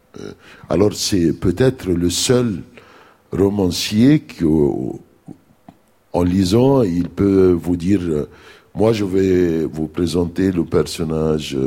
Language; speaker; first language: French; non-native, fluent; Arabic